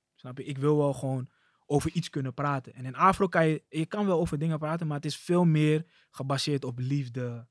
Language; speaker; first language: Dutch; early bilingual, other home language; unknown